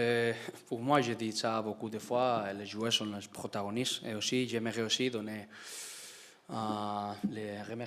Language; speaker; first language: French; non-native, learner; Spanish